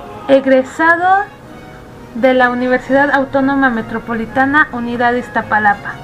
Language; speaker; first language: Spanish; native; Spanish